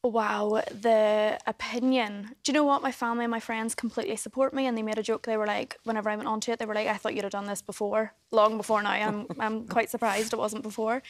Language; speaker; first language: English; native; English